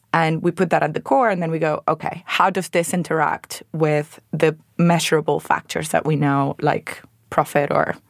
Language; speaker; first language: English; non-native, fluent; Spanish